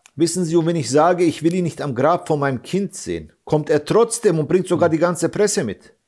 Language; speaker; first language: German; early bilingual, other home language; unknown